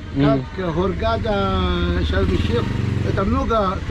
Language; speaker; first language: Russian; non-native, learner; Arabic